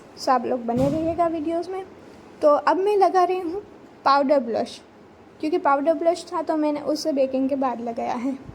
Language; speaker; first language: Hindi; non-native, local second language; Gujarati